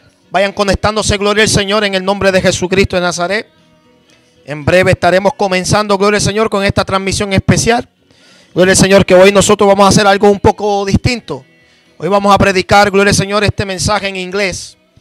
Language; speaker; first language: Spanish; native; Spanish